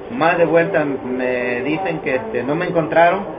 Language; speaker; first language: Spanish; native; Spanish